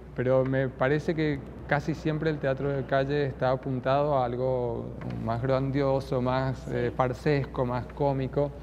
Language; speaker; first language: Spanish; native; Spanish